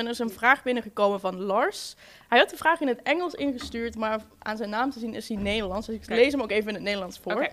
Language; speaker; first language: Dutch; native; Dutch